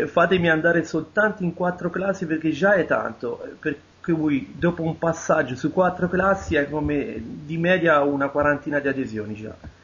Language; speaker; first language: Italian; native; Italian